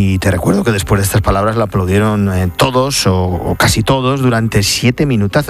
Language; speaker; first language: Spanish; native; Spanish